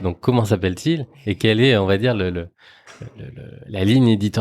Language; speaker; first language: French; native; French